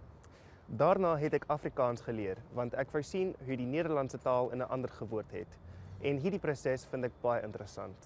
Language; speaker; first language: Dutch; non-native, fluent; English